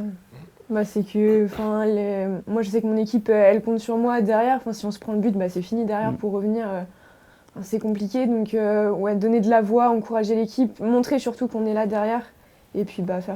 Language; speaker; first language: French; native; French